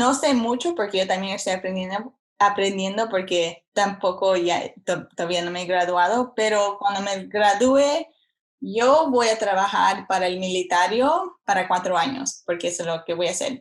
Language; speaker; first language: Spanish; early bilingual, heritage; Spanish